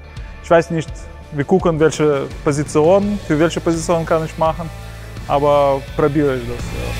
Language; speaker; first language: German; non-native, learner; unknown